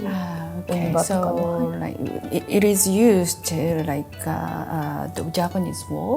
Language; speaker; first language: English; non-native, local second language; Indonesian